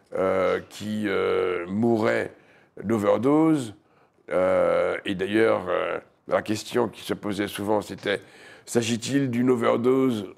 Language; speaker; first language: French; native; French